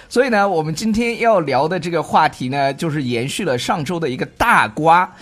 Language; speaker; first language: Chinese; native; Chinese